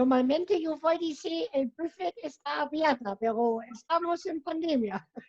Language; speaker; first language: Spanish; non-native, fluent; German